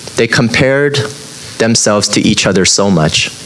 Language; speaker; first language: English; native; English